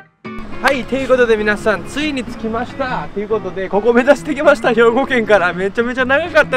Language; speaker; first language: Japanese; native; Japanese